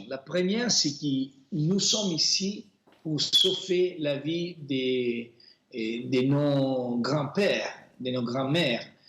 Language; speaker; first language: French; non-native, fluent; Italian